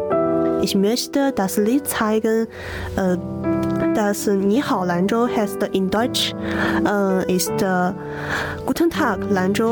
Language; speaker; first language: German; non-native, learner; Chinese